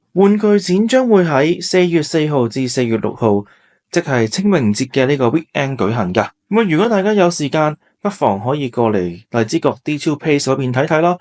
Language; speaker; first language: Cantonese; native; Cantonese